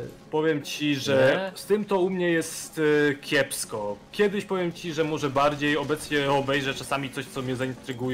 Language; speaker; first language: Polish; native; Polish